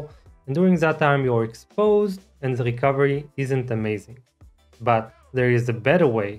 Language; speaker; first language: English; non-native, fluent; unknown